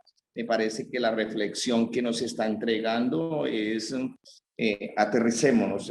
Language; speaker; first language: Spanish; native; Spanish